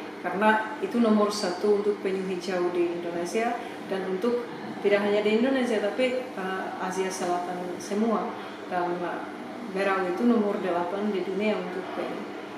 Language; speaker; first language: Indonesian; non-native, fluent; Czech